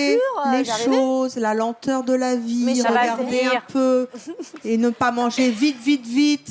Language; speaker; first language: French; native; French